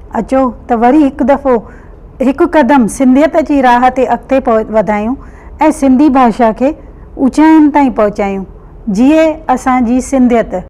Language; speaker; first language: Sindhi; early bilingual, heritage; Sindhi